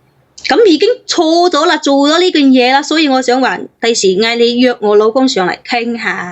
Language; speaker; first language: Cantonese; native; Cantonese